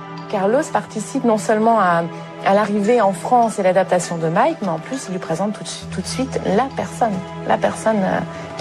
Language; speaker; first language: French; native; French